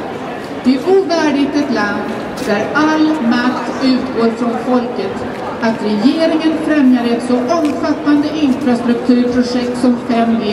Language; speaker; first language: Swedish; native; Swedish